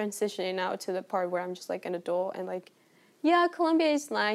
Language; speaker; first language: English; non-native, fluent; Spanish